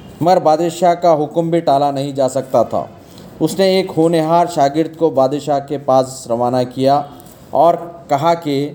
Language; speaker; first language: Urdu; native; Urdu